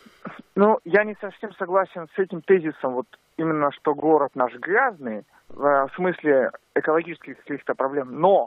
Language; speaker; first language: Russian; native; Russian